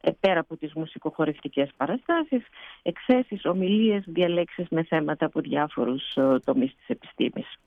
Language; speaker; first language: Greek; early bilingual, heritage; Greek